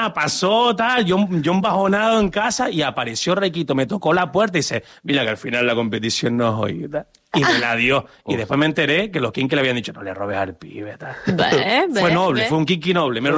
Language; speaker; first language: Spanish; native; Spanish